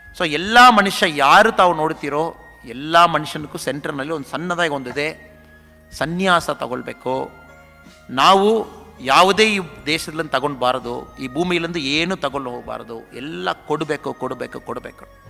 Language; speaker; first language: Kannada; non-native, local second language; Tamil